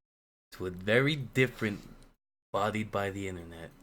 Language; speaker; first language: English; native; English